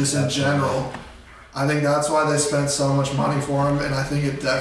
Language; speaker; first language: English; native; English